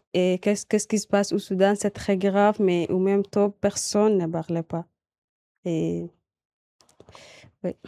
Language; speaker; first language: French; non-native, learner; Arabic